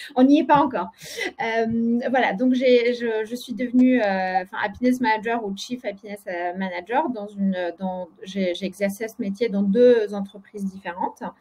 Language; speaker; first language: French; non-native, fluent; Polish